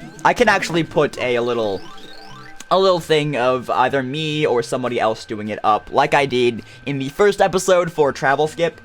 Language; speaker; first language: English; native; English